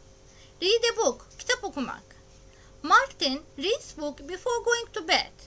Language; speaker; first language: English; non-native, fluent; Turkish